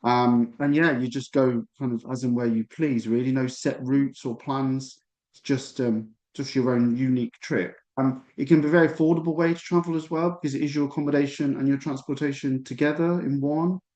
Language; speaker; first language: English; native; English